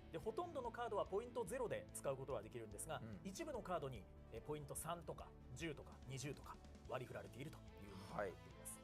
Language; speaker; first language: Japanese; native; Japanese